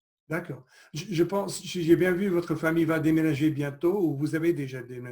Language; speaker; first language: French; non-native, fluent; English